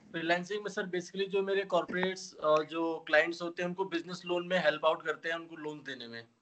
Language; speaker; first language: Hindi; native; Hindi